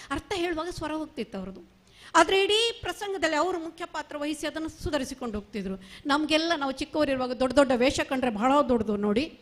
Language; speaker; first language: Kannada; non-native, local second language; Marathi